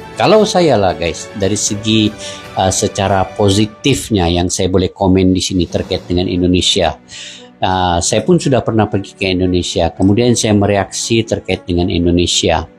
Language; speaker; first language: Malay; native; Malay